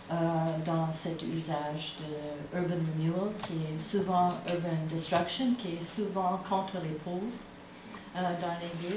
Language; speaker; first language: French; non-native, fluent; English